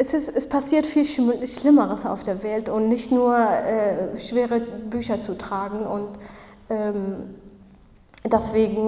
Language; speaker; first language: German; non-native, fluent; Kurdish